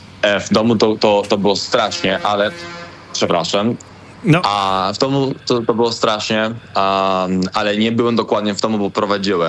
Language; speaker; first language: Polish; non-native, learner; Spanish